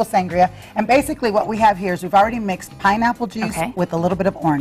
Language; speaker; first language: English; native; English